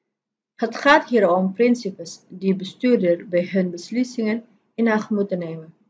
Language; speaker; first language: Dutch; non-native, fluent; Indonesian